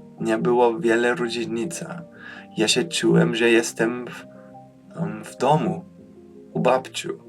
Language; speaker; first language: Polish; early bilingual, heritage; Polish